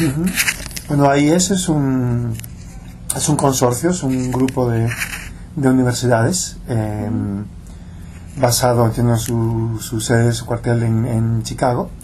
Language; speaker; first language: Spanish; non-native, local second language; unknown